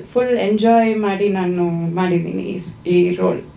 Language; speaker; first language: Kannada; non-native, fluent; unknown